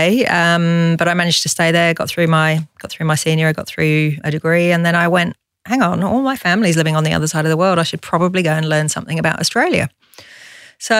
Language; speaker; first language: English; native; English